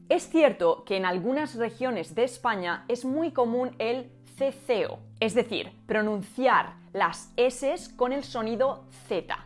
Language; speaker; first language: Spanish; native; Spanish